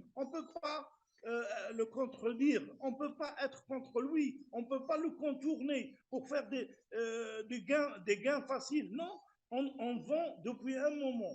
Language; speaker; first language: French; non-native, local second language; Arabic